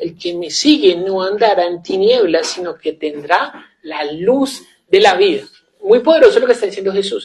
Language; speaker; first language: Spanish; native; Spanish